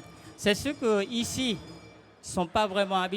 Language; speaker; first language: French; non-native, fluent; Japanese